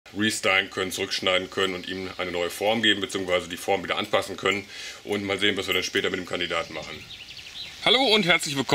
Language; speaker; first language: German; native; German